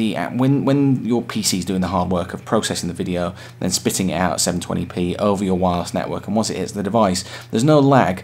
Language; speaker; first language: English; native; English